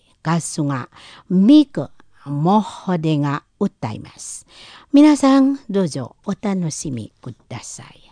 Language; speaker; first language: Japanese; non-native, learner; Indonesian